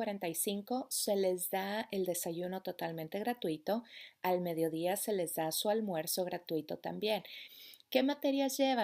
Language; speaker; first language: Spanish; native; Spanish